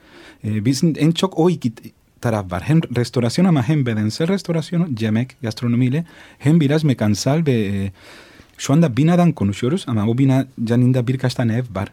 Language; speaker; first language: Turkish; non-native, fluent; Spanish